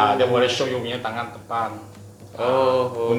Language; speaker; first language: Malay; non-native, local second language; Chinese